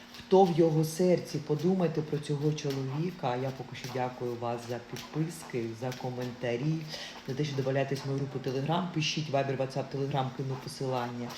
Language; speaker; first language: Ukrainian; non-native, local second language; Russian